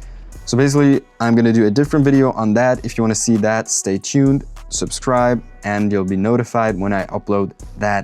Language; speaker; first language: English; non-native, fluent; German